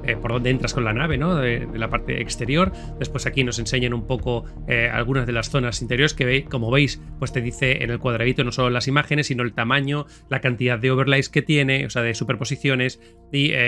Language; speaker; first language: Spanish; native; Spanish